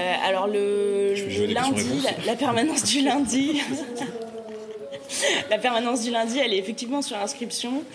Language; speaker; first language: French; native; French